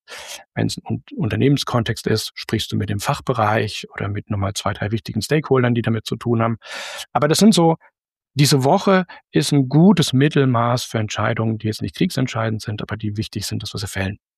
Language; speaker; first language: German; native; German